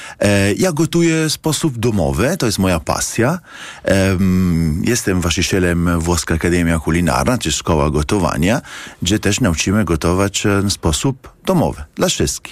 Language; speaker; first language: Polish; non-native, learner; Italian